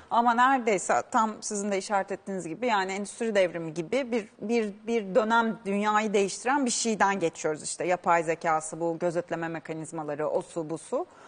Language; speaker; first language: Turkish; native; Turkish